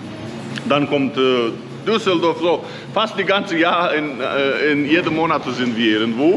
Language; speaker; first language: German; non-native, learner; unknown